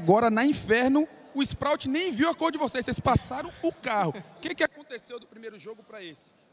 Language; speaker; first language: Portuguese; native; Portuguese